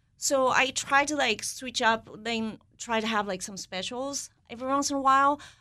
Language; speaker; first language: English; non-native, fluent; Japanese